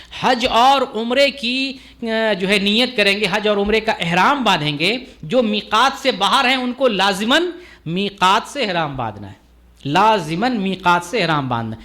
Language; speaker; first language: Urdu; native; Urdu